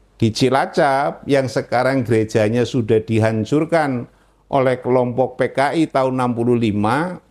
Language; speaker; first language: Indonesian; non-native, local second language; Javanese